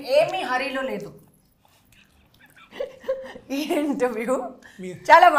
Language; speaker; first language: Telugu; non-native, fluent; Hindi